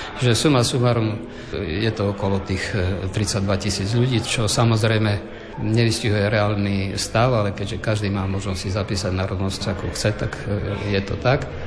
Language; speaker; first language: Slovak; non-native, local second language; Ukrainian